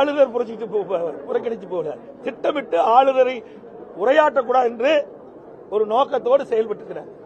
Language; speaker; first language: Tamil; native; Tamil